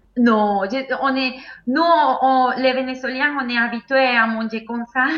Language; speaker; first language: French; non-native, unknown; Spanish